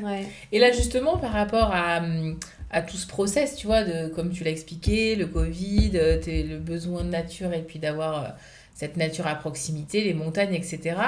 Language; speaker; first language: French; native; French